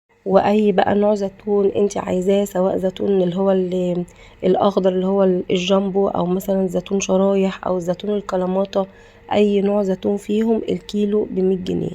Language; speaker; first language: Arabic; native; Arabic